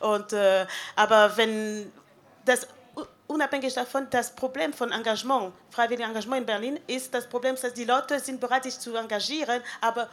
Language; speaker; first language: German; non-native, fluent; French